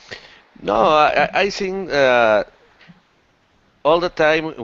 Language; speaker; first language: English; non-native, learner; Spanish